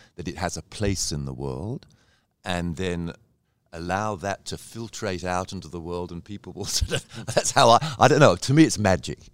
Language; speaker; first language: English; native; English